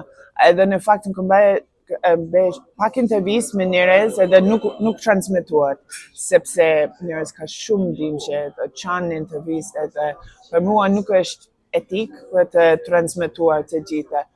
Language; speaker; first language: Albanian; non-native, learner; English